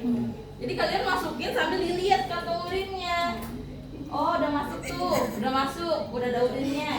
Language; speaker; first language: Indonesian; native; Indonesian